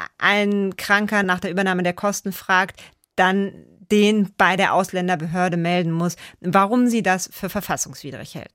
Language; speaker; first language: German; native; German